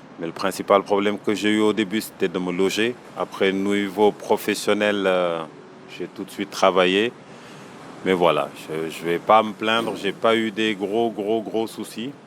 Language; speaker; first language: French; non-native, local second language; Wolof